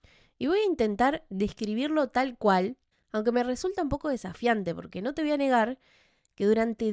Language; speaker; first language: Spanish; native; Spanish